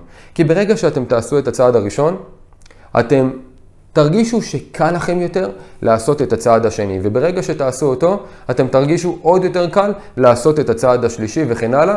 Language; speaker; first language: Hebrew; native; Hebrew